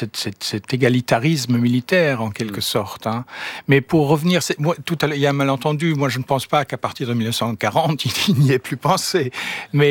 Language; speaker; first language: French; non-native, fluent; German